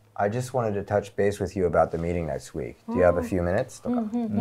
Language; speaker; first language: English; native; English